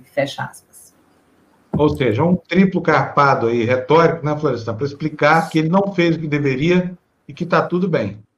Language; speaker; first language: Portuguese; native; Portuguese